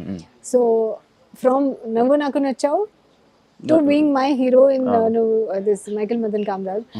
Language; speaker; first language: Telugu; non-native, learner; Hindi